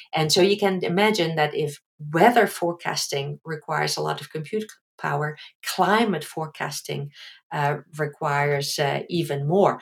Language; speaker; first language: English; non-native, fluent; Dutch